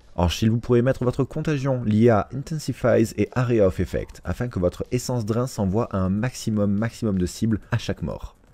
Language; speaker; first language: French; native; French